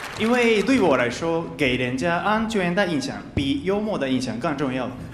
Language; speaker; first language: Chinese; non-native, fluent; Japanese